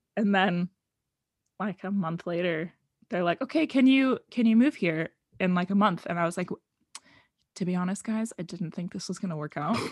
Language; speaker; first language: English; native; English